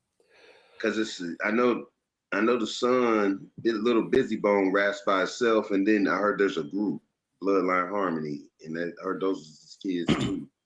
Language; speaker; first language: English; native; English